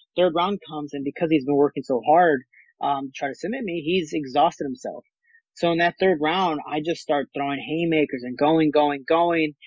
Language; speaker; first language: English; native; English